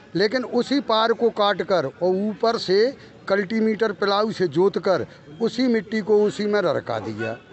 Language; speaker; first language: Hindi; native; Hindi